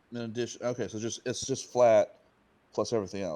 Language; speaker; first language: English; native; English